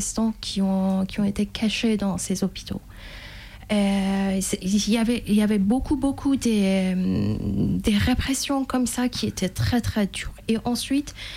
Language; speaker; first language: French; non-native, fluent; Persian